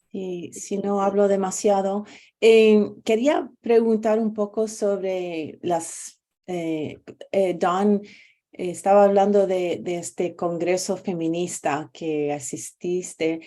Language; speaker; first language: Spanish; non-native, fluent; English